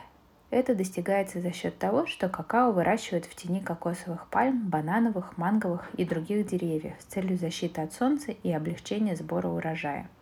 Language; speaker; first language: Russian; native; Russian